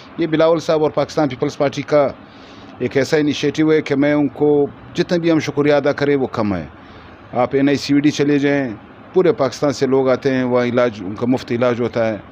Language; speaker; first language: Urdu; non-native, local second language; Pashto